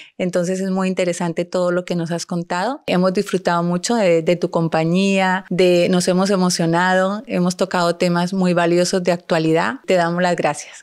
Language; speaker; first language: Spanish; native; Spanish